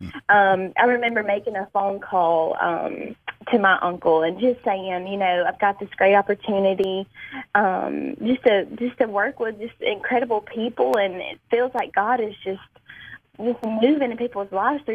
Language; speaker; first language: English; native; English